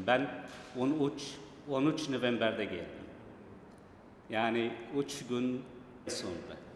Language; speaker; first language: Turkish; non-native, fluent; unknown